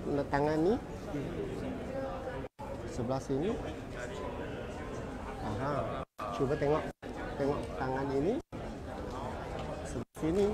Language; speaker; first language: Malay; non-native, local second language; Chinese